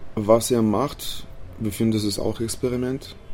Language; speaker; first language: German; non-native, fluent; Romanian